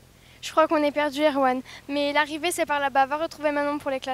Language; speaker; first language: French; native; French